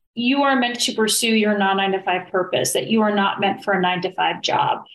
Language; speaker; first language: English; native; English